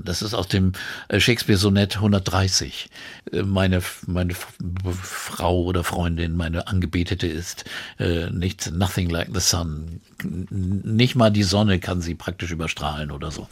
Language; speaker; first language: German; native; German